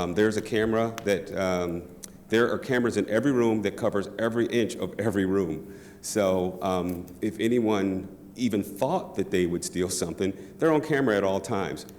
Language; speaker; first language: English; native; English